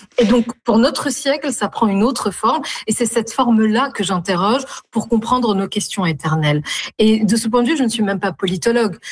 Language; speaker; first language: French; non-native, local second language; Arabic